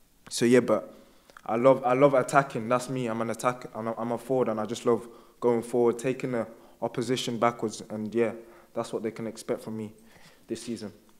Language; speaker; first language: English; native; English